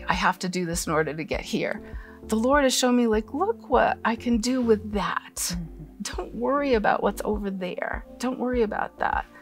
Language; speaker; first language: English; native; English